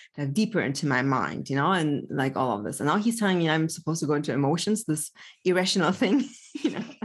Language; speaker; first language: English; early bilingual, other home language; Polish